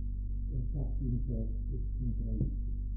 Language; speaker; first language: German; native; German